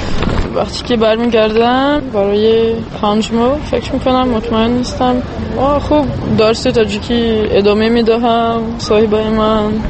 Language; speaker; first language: Persian; non-native, fluent; French